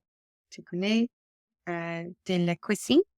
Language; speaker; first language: French; non-native, learner; English